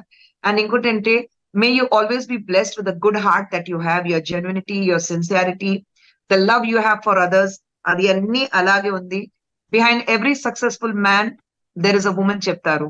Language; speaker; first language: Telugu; non-native, fluent; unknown